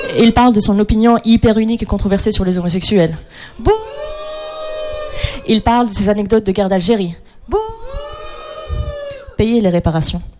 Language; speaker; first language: French; non-native, local second language; Arabic